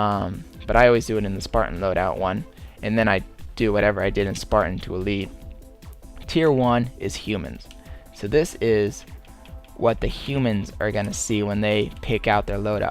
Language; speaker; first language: English; native; English